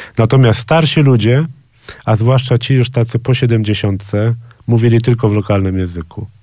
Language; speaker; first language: Polish; native; Polish